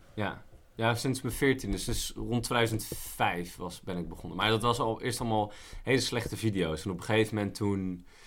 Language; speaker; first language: Dutch; native; Dutch